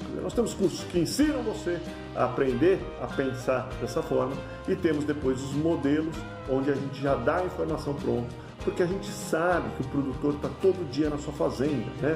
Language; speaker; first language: Portuguese; native; Portuguese